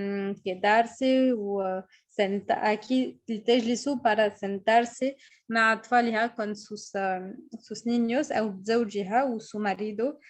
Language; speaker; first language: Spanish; non-native, fluent; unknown